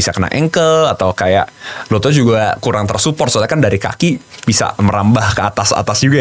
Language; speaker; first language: Indonesian; native; Indonesian